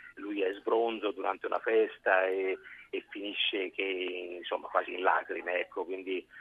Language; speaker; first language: Italian; native; Italian